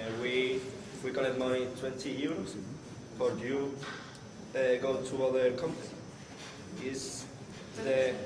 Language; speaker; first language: English; non-native, learner; Spanish